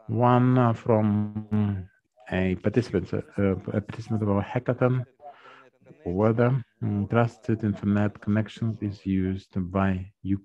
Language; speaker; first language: English; non-native, learner; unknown